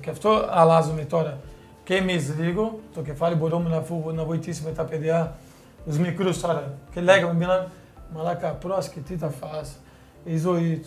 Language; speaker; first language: Greek; non-native, fluent; Portuguese